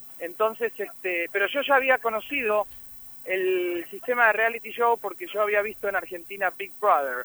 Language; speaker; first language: Spanish; native; Spanish